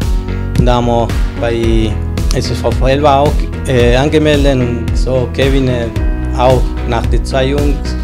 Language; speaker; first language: German; non-native, learner; Spanish